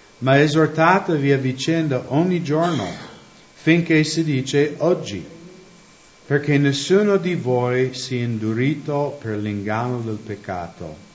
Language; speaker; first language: Italian; non-native, fluent; English